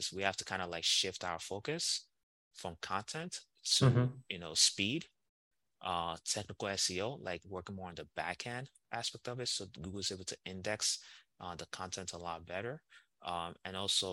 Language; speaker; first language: English; non-native, local second language; Igbo